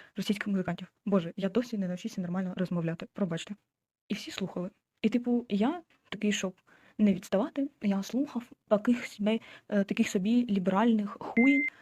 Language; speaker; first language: Ukrainian; non-native, local second language; Russian